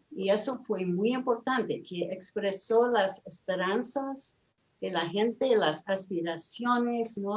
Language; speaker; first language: Spanish; non-native, fluent; English